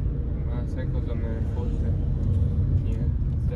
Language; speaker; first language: Italian; early bilingual, other home language; Filipino